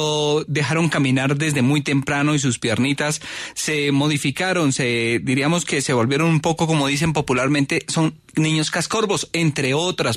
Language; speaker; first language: Spanish; native; Spanish